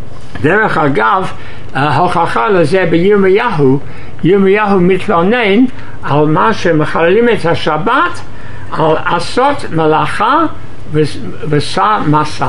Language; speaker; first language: Hebrew; non-native, fluent; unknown